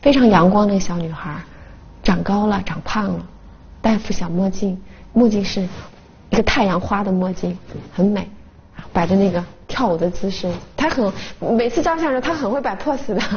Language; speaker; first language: Chinese; native; Chinese